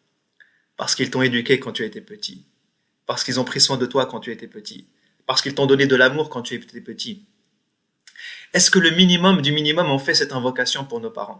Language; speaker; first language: French; native; French